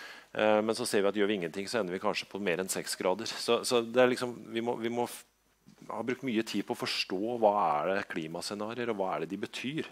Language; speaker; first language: Norwegian; native; Norwegian